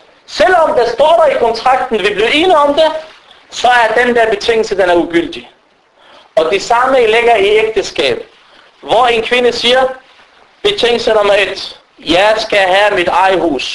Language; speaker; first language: Danish; non-native, fluent; Arabic